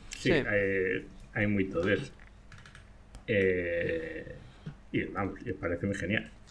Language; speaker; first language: Galician; non-native, local second language; Spanish